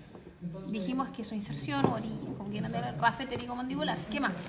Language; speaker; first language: Spanish; native; Spanish